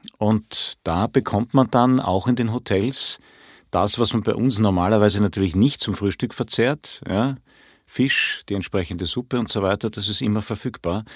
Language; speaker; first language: German; native; German